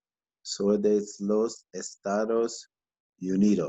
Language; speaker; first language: Spanish; non-native, learner; English